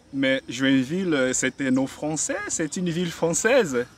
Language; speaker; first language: French; non-native, fluent; Portuguese